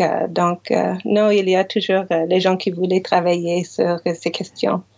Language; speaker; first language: French; non-native, fluent; English